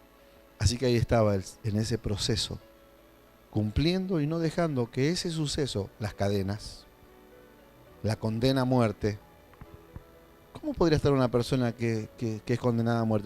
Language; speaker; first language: Spanish; native; Spanish